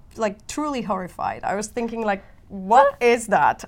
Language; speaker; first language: English; non-native, fluent; Polish